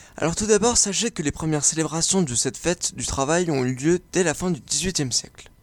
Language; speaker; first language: French; native; French